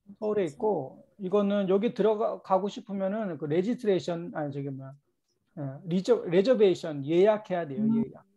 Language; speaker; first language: Korean; native; Korean